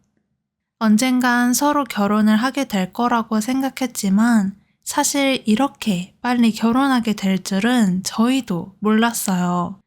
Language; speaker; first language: Korean; native; Korean